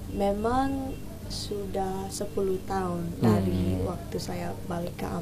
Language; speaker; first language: Indonesian; early bilingual, heritage; English